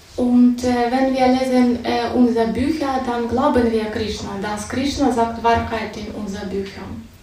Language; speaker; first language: German; non-native, fluent; Russian